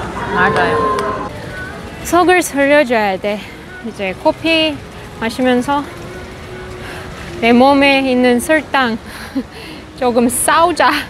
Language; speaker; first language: Korean; non-native, fluent; Russian